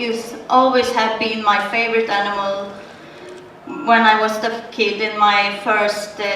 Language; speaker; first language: English; non-native, learner; Swedish